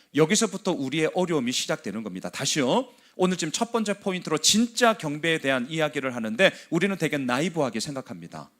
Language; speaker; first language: Korean; native; Korean